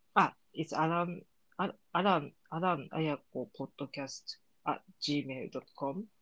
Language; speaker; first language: English; non-native, learner; Japanese